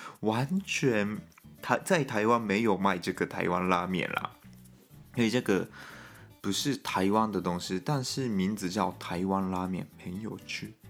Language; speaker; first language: Chinese; non-native, fluent; Japanese